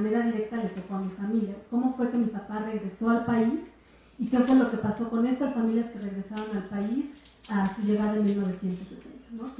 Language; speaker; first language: Spanish; native; Spanish